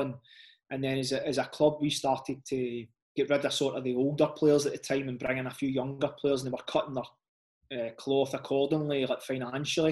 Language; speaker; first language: English; native; English